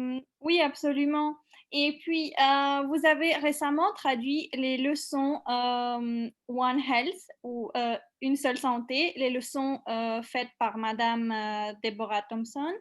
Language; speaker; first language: French; non-native, fluent; Macedonian